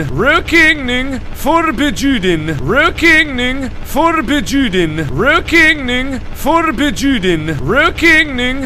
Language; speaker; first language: Swedish; non-native, learner; English